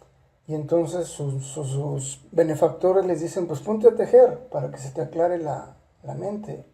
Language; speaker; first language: Spanish; native; Spanish